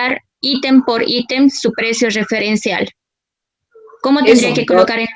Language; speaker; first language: Spanish; native; Spanish